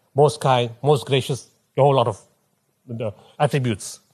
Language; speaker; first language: English; native; English